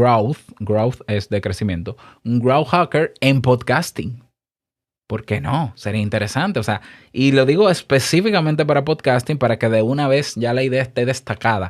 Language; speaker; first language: Spanish; native; Spanish